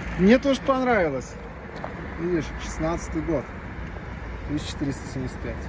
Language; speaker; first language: Russian; native; Russian